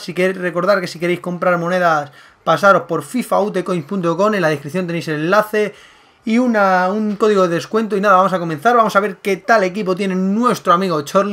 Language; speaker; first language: Spanish; native; Spanish